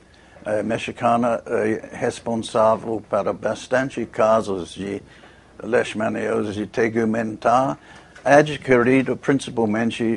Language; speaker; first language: Portuguese; non-native, fluent; English